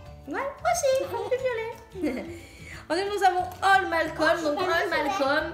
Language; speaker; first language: French; native; French